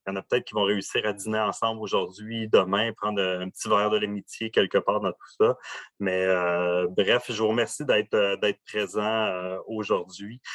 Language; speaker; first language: French; native; French